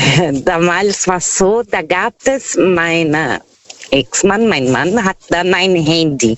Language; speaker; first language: German; non-native, fluent; Portuguese